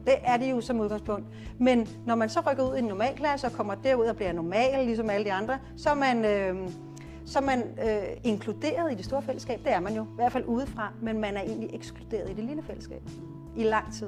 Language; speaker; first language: Danish; native; Danish